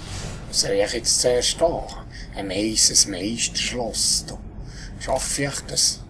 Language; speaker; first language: German; native; German